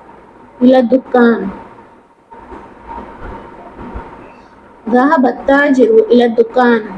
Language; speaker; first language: Arabic; non-native, fluent; Urdu